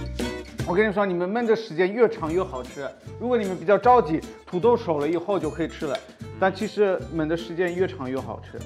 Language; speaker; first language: Chinese; non-native, fluent; German